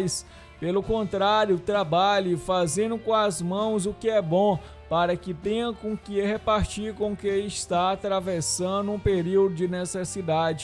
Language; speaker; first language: Portuguese; native; Portuguese